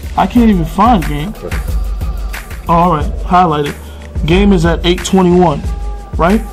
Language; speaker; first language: English; native; English